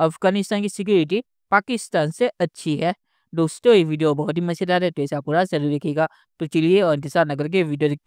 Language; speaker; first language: Hindi; native; Hindi